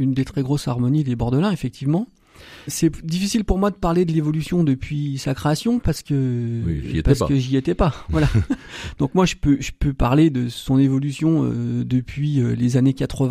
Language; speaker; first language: French; native; French